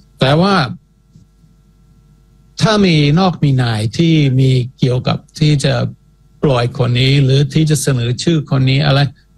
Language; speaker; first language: Thai; non-native, fluent; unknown